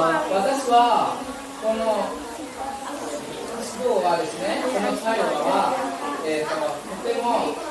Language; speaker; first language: Japanese; non-native, learner; Indonesian